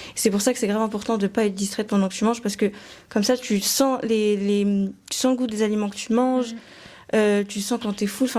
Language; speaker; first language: French; native; French